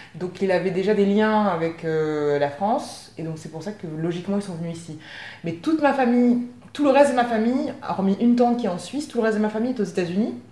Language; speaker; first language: French; native; French